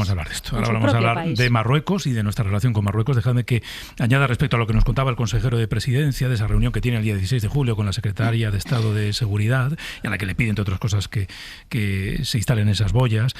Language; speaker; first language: Spanish; native; Spanish